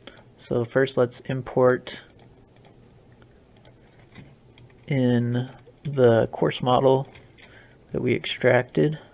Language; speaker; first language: English; native; English